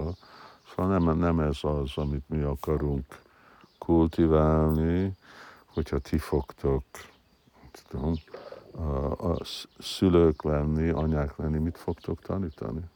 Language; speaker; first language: Hungarian; early bilingual, heritage; Hungarian